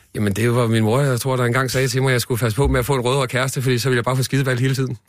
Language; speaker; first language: Danish; early bilingual, other home language; Spanish